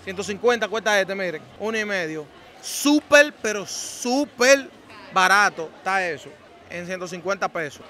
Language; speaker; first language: Spanish; native; Spanish